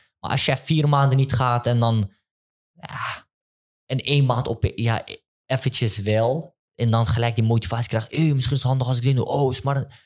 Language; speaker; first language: Dutch; early bilingual, other home language; Turkish